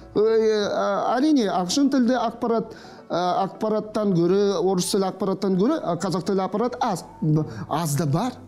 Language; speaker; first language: Kazakh; non-native, fluent; Russian